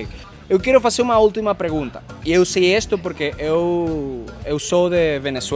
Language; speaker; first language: Portuguese; non-native, learner; Spanish